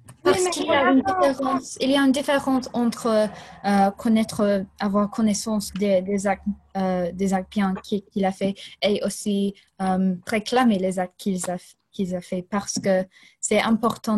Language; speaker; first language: French; non-native, fluent; English